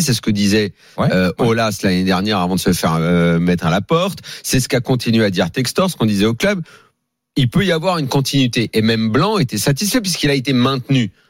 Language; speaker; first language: French; native; French